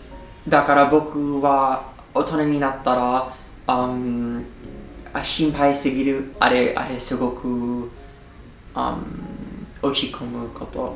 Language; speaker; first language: Japanese; non-native, learner; English